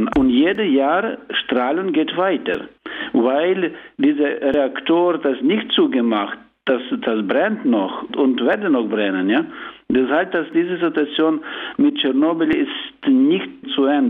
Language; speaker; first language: German; non-native, learner; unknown